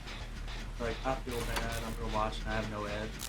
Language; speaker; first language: English; native; English